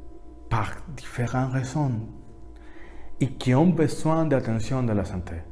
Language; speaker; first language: French; non-native, learner; Spanish